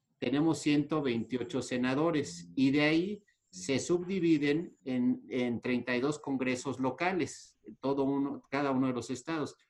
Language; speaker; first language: Spanish; native; Spanish